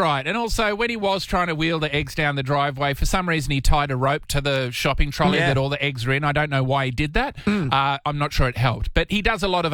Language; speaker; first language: English; native; English